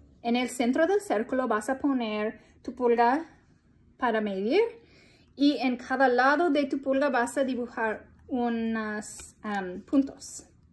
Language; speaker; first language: Spanish; non-native, fluent; English